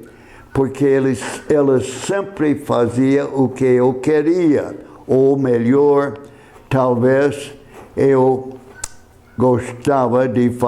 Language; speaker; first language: Portuguese; non-native, fluent; English